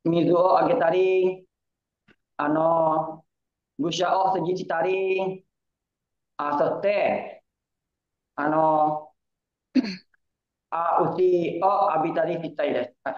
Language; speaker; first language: Japanese; non-native, learner; Indonesian